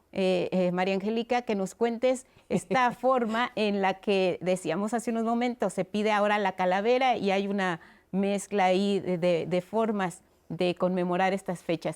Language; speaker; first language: Spanish; native; Spanish